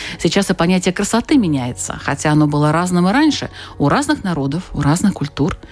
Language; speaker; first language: Russian; native; Russian